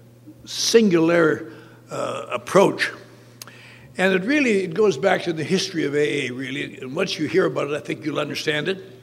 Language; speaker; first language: English; native; English